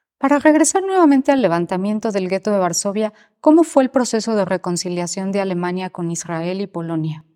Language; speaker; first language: Spanish; native; Spanish